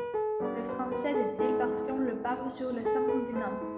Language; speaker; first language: French; non-native, learner; Greek